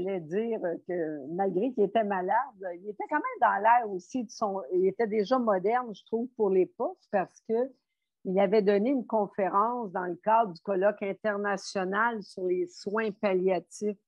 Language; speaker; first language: French; native; French